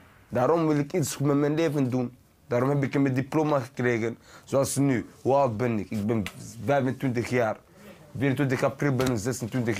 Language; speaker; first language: Dutch; early bilingual, other home language; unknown